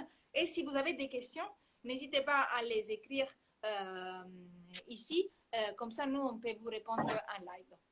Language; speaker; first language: French; non-native, fluent; Italian